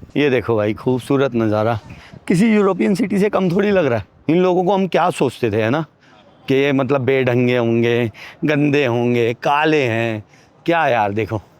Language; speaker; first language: Hindi; native; Hindi